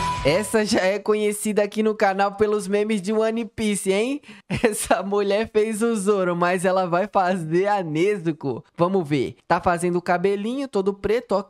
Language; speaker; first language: Portuguese; native; Portuguese